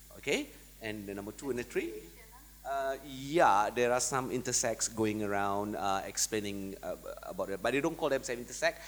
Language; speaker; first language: English; non-native, local second language; Malay